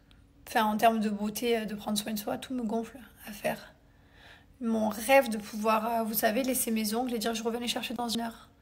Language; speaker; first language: French; native; French